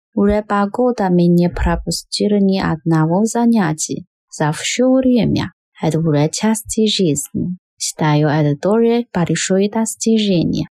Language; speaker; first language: Russian; non-native, learner; Chinese